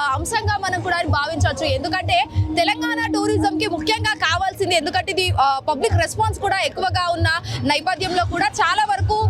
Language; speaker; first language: Telugu; native; Telugu